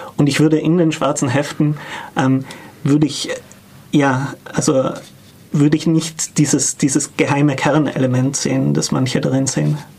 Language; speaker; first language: German; native; German